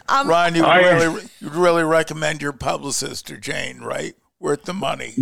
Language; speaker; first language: English; native; English